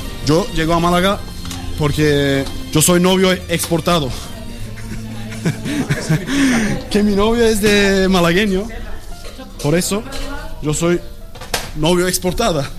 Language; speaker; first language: Spanish; non-native, learner; Turkish